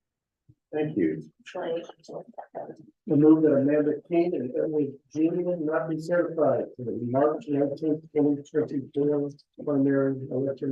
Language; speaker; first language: English; native; English